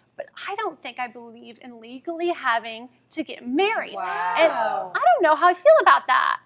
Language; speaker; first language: English; native; English